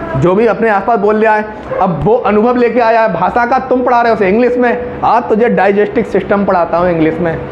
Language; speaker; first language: Hindi; native; Hindi